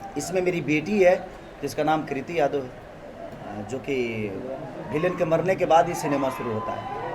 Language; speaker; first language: Hindi; non-native, local second language; Bhojpuri